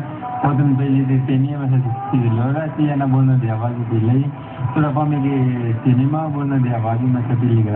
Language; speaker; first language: Greek; non-native, learner; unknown